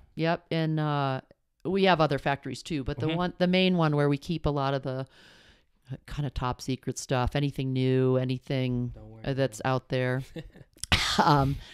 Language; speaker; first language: English; native; English